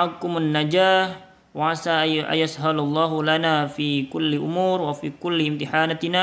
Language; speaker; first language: Arabic; non-native, learner; Indonesian